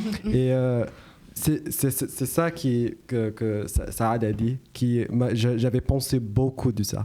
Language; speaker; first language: French; non-native, learner; English